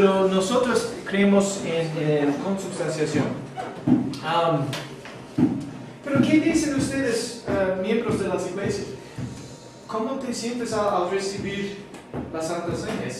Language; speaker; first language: Spanish; non-native, fluent; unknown